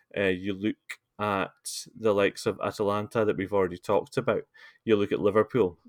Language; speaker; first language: English; native; English